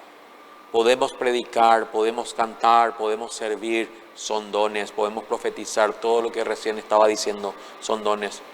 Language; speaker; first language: Spanish; native; Spanish